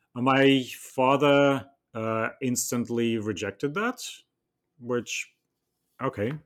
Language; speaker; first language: English; non-native, fluent; Russian